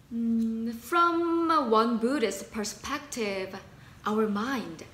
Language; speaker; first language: English; non-native, fluent; Korean